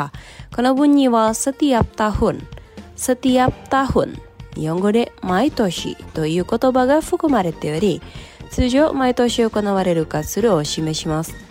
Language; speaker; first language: Japanese; non-native, fluent; Indonesian